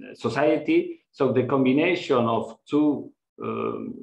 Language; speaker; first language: English; non-native, fluent; Spanish